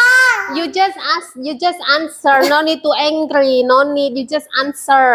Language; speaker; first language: English; non-native, learner; Indonesian